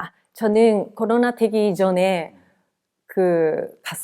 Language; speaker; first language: Korean; non-native, fluent; Japanese